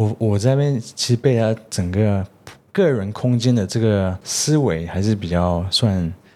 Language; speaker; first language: Chinese; early bilingual, heritage; Chinese